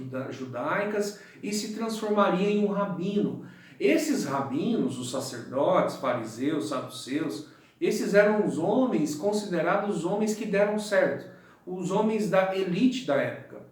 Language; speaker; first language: Portuguese; native; Portuguese